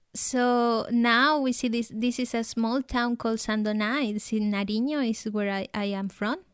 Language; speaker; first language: English; non-native, fluent; Spanish